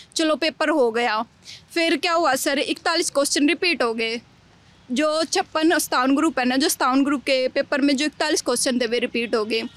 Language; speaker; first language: Hindi; native; Hindi